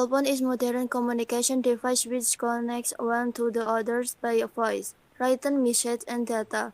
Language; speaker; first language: English; non-native, learner; Indonesian